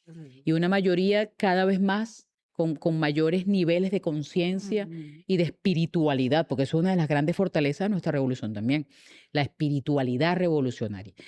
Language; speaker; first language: Spanish; native; Spanish